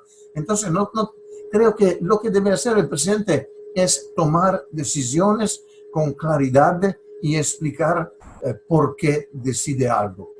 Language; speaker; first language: Spanish; non-native, fluent; Italian